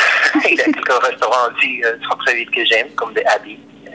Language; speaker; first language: French; non-native, fluent; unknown